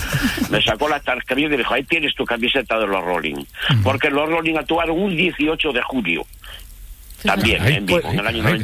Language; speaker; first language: Spanish; native; Spanish